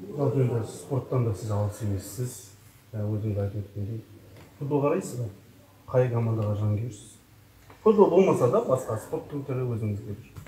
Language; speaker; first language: Kazakh; native; Kazakh